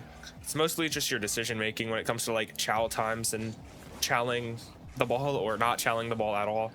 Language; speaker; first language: English; native; English